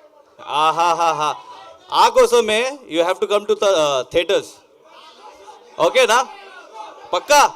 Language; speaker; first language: Telugu; non-native, learner; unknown